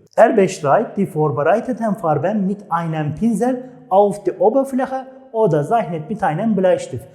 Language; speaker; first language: German; non-native, fluent; Turkish